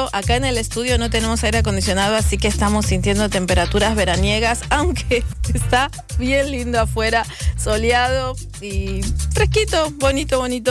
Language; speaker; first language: Spanish; native; Spanish